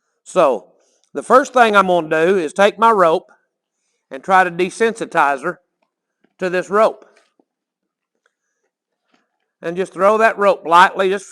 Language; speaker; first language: English; native; English